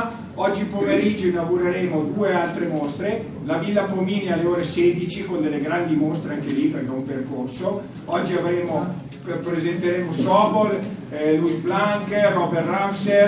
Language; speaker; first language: Italian; native; Italian